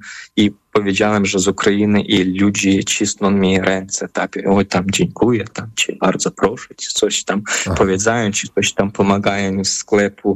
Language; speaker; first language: Polish; non-native, fluent; Ukrainian